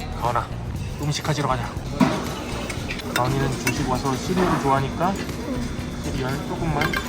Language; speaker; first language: Korean; native; Korean